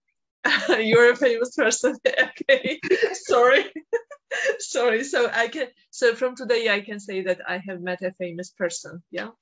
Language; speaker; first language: English; non-native, fluent; Georgian